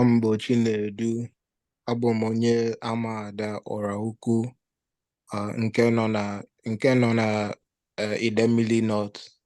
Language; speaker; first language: Igbo; non-native, learner; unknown